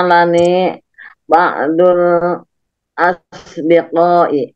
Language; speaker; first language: Arabic; non-native, learner; Indonesian